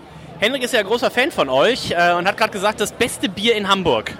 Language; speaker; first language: German; native; German